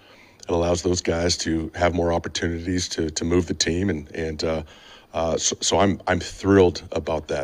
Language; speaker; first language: English; native; English